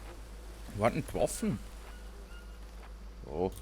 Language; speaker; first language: German; native; German